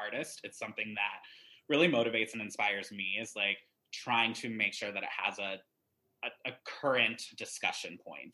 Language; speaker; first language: English; native; English